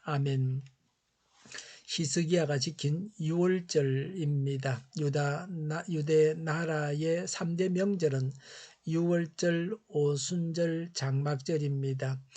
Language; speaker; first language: Korean; native; Korean